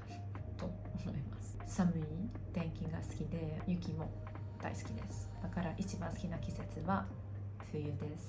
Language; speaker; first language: Japanese; non-native, fluent; Hungarian